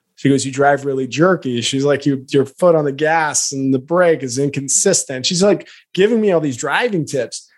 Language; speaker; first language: English; native; English